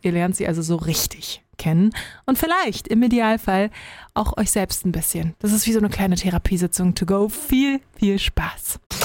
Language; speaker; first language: German; native; German